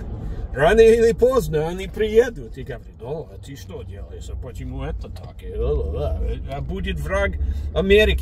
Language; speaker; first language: Russian; non-native, learner; English